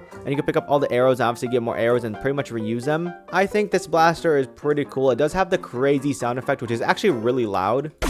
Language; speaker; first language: English; native; English